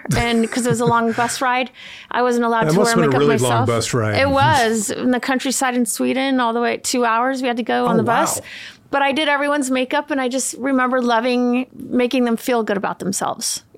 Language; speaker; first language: English; early bilingual, other home language; Swedish